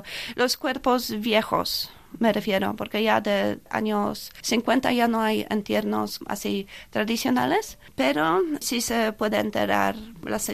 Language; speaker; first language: Spanish; non-native, fluent; Polish